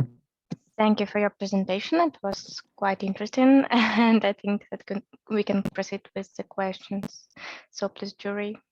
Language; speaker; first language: English; non-native, fluent; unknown